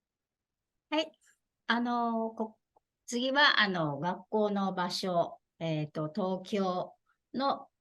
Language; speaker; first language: Japanese; non-native, fluent; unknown